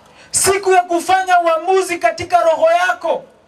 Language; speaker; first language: Swahili; native; Swahili